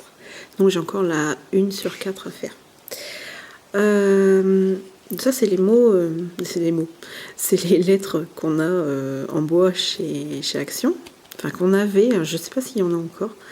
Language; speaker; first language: French; native; French